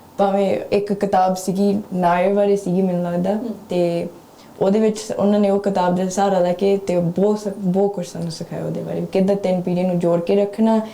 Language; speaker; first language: Punjabi; early bilingual, heritage; Punjabi